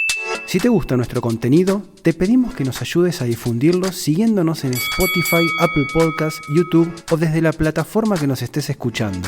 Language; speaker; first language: Spanish; native; Spanish